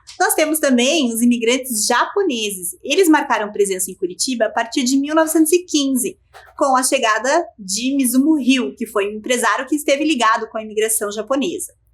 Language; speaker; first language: Portuguese; native; Portuguese